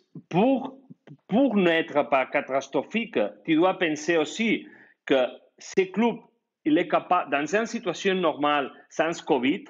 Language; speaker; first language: French; non-native, fluent; Spanish